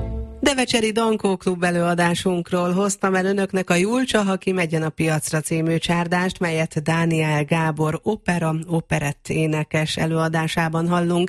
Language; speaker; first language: Hungarian; native; Hungarian